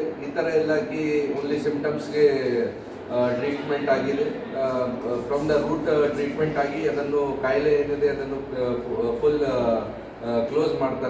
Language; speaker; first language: Kannada; non-native, local second language; Hindi